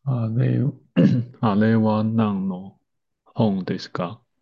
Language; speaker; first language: Japanese; non-native, learner; Chinese